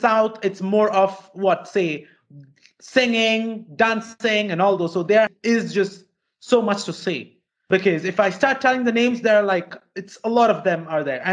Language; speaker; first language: English; non-native, local second language; Malayalam